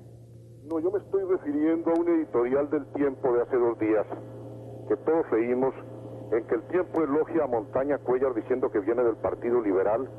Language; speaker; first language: Spanish; native; Spanish